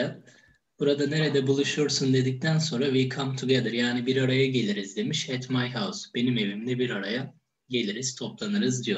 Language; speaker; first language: Turkish; native; Turkish